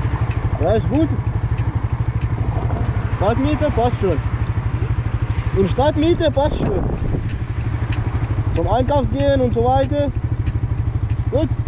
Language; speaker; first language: German; non-native, learner; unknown